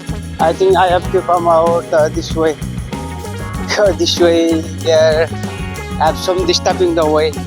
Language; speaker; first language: English; non-native, learner; Nepali